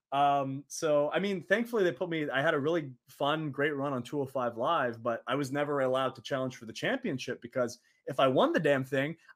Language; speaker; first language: English; early bilingual, other home language; Arabic